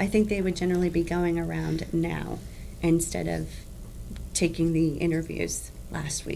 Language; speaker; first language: English; native; English